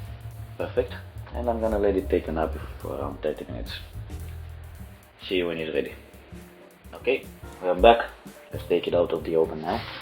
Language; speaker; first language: English; non-native, fluent; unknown